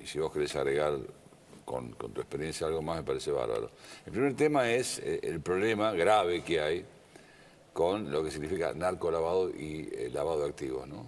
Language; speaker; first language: Spanish; native; Spanish